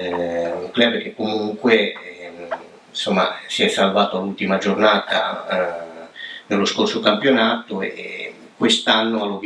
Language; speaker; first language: Italian; native; Italian